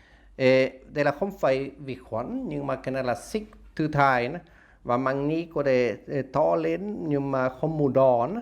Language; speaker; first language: Vietnamese; non-native, learner; Swedish